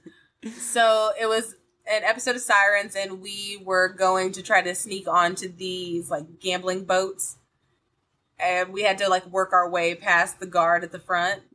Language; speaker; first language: English; native; English